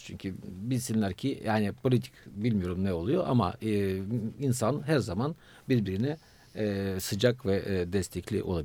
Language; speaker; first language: Turkish; non-native, fluent; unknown